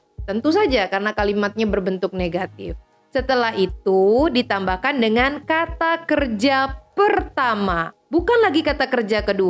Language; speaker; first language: Indonesian; native; Indonesian